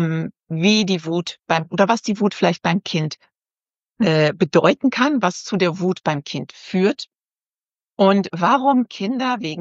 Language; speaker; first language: German; native; German